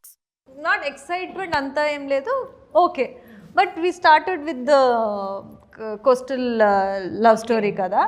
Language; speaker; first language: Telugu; non-native, learner; Kannada